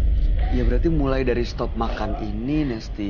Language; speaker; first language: Indonesian; native; Indonesian